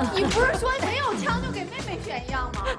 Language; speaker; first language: Chinese; native; Chinese